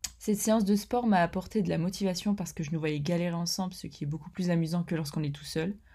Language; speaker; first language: French; native; French